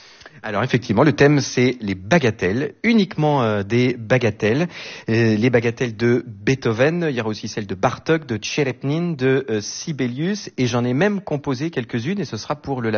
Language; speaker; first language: French; native; French